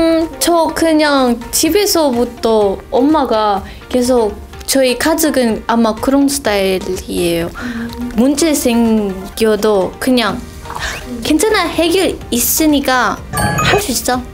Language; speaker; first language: Korean; non-native, learner; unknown